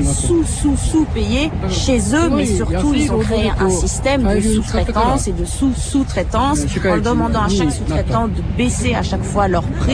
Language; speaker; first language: French; native; French